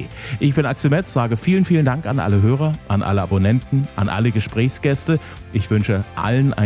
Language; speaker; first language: German; native; German